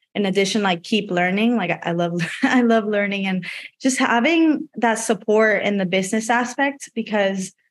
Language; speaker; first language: English; non-native, fluent; Spanish